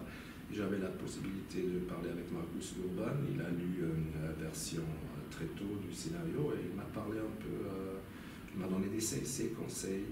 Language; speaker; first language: French; non-native, local second language; German